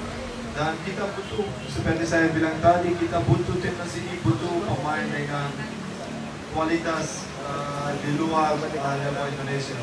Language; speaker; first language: Indonesian; non-native, fluent; Dutch